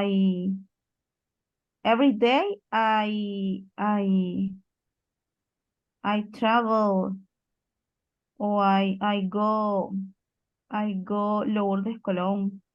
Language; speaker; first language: English; non-native, learner; Spanish